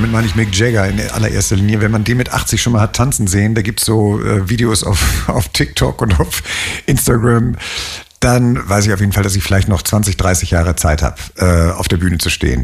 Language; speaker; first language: German; native; German